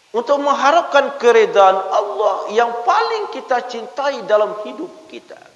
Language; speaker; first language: Malay; non-native, local second language; Minangkabau